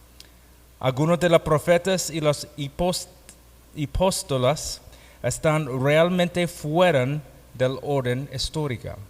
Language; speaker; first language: Spanish; non-native, fluent; English